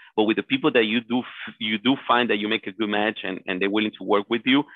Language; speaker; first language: English; non-native, fluent; Spanish